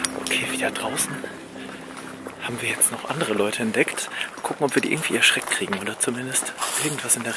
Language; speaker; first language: German; native; German